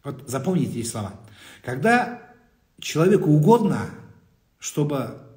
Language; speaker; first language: Russian; non-native, local second language; Kazakh